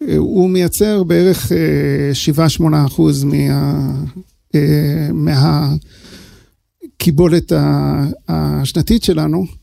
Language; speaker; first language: Hebrew; early bilingual, other home language; English